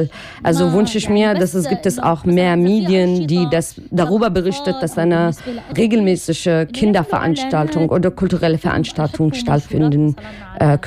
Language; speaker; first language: German; non-native, learner; Arabic